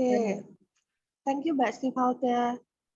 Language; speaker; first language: English; non-native, fluent; Indonesian